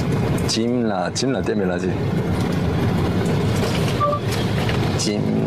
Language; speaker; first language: Vietnamese; non-native, learner; Korean